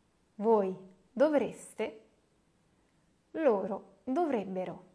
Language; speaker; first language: Italian; non-native, fluent; French